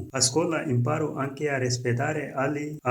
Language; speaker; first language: Italian; non-native, fluent; Urdu